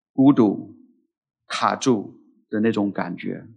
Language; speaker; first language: Chinese; non-native, fluent; English